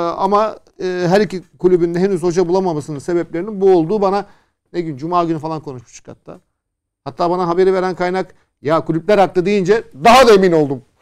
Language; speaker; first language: Turkish; native; Turkish